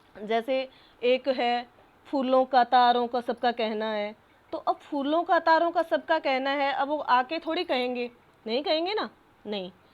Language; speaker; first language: Hindi; native; Hindi